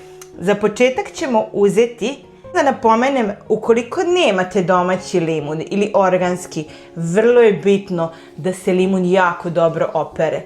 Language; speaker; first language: Serbian; native; Serbian